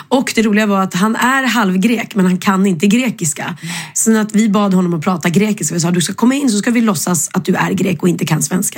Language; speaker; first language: Swedish; native; Swedish